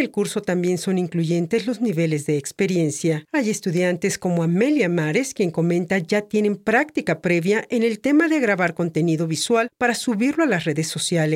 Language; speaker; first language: Spanish; native; Spanish